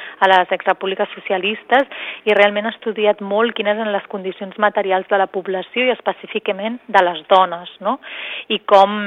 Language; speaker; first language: Catalan; native; Catalan